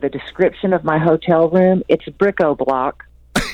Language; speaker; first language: English; native; English